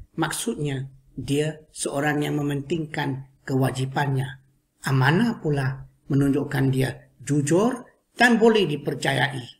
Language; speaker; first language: Malay; non-native, local second language; Chinese